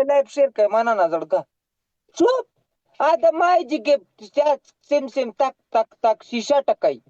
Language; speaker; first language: Arabic; non-native, learner; Pashto